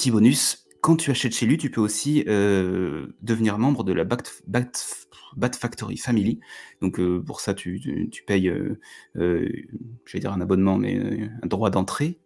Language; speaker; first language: French; native; French